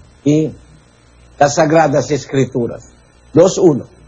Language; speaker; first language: Spanish; non-native, learner; Filipino